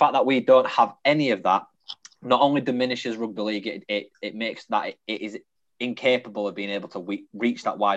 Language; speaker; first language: English; native; English